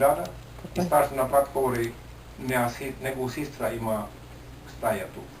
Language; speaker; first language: Bulgarian; non-native, learner; Finnish